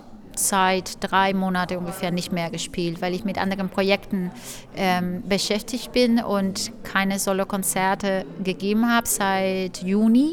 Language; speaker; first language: German; non-native, fluent; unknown